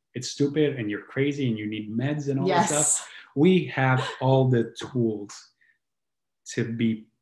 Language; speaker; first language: English; non-native, fluent; Italian